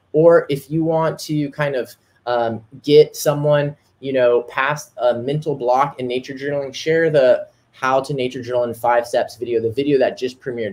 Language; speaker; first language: English; native; English